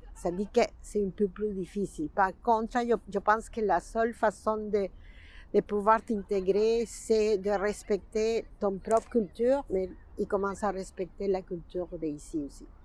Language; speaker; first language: French; non-native, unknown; Spanish